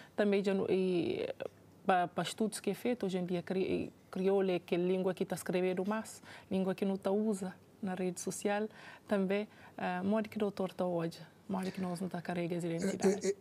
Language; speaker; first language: Portuguese; non-native, local second language; Kabuverdianu